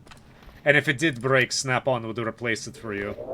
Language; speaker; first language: English; native; English